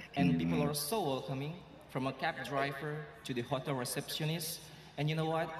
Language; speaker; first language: English; non-native, fluent; Indonesian